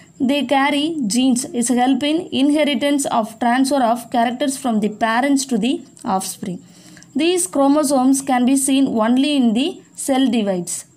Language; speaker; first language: English; non-native, local second language; Tamil